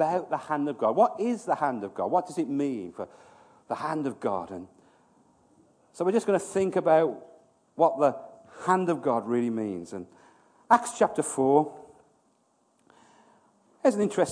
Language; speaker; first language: English; native; English